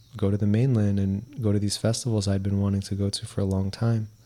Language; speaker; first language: English; early bilingual, other home language; Spanish